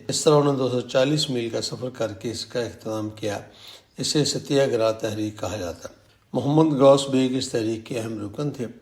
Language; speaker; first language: Urdu; native; Urdu